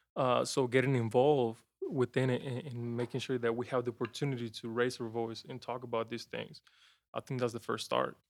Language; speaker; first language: English; non-native, fluent; Spanish